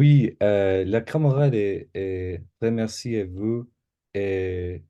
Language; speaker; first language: French; non-native, learner; English